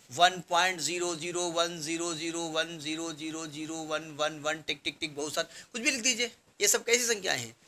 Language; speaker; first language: Hindi; native; Hindi